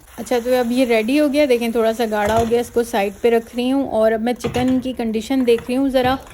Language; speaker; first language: Urdu; native; Urdu